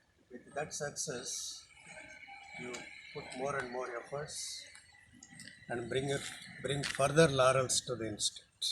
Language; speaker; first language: English; non-native, local second language; Telugu